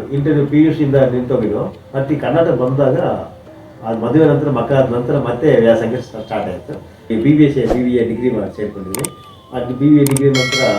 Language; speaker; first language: Kannada; non-native, local second language; Telugu